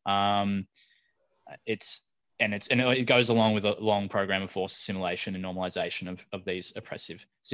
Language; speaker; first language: English; native; English